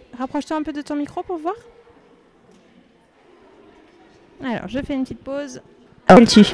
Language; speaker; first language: French; native; French